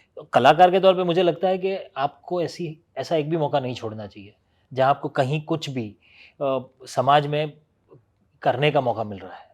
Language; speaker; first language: Hindi; non-native, local second language; Gujarati